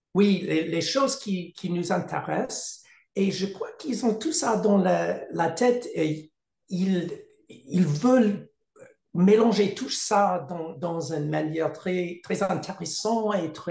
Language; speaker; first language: French; non-native, learner; English